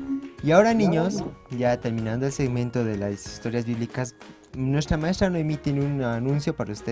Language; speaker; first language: Spanish; native; Spanish